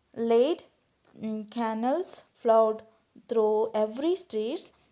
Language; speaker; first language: English; non-native, local second language; Kannada